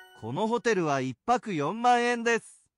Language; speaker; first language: Japanese; non-native, learner; English